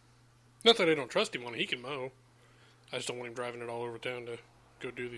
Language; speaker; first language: English; native; English